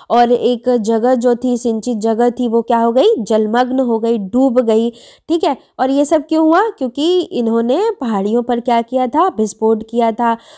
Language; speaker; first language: Hindi; native; Hindi